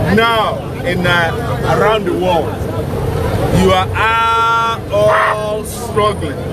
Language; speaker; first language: English; non-native, local second language; Yoruba